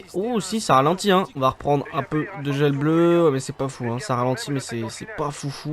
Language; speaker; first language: French; native; French